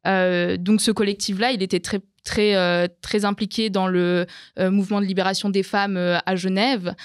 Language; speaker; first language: French; native; French